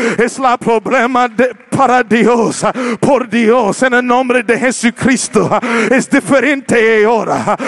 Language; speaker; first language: Spanish; non-native, learner; English